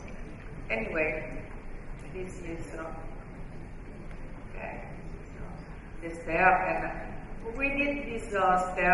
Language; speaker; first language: English; non-native, fluent; Italian